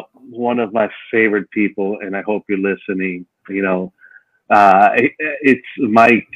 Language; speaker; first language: English; native; English